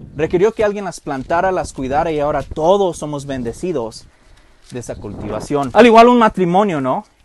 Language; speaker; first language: Spanish; early bilingual, heritage; Spanish